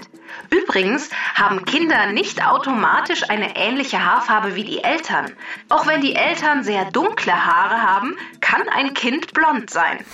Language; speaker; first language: German; native; German